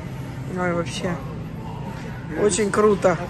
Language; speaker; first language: Russian; native; Russian